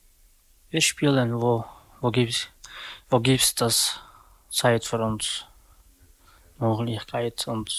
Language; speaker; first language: German; non-native, learner; Romany